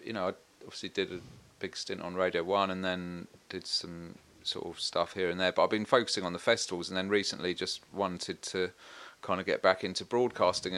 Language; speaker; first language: English; native; English